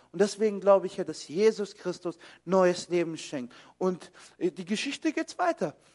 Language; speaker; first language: German; early bilingual, other home language; Kurdish